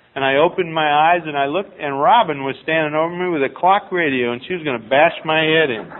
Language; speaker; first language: English; native; English